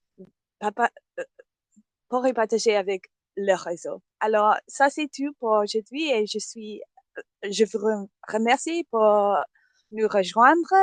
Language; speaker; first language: French; non-native, fluent; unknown